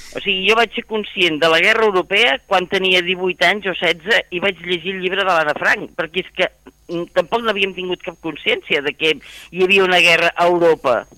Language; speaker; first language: Catalan; native; Catalan